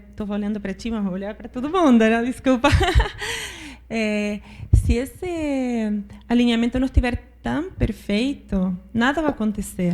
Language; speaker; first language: Portuguese; non-native, fluent; Spanish